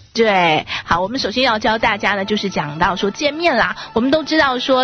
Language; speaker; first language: Chinese; native; Chinese